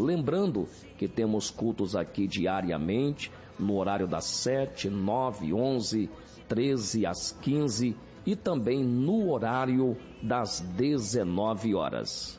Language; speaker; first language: Portuguese; native; Portuguese